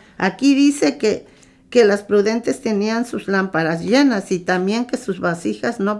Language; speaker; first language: Spanish; native; Spanish